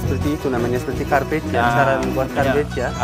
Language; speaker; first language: Indonesian; non-native, learner; Arabic